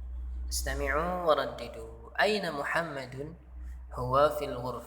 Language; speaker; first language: Arabic; non-native, fluent; Indonesian